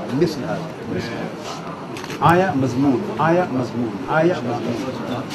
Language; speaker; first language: Arabic; non-native, learner; Urdu